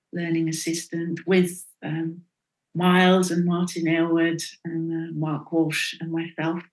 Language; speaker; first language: English; non-native, fluent; Dutch